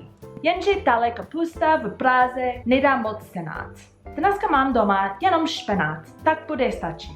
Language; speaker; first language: Czech; non-native, learner; English